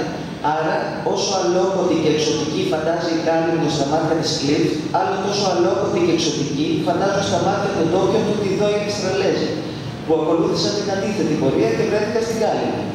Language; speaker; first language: Greek; native; Greek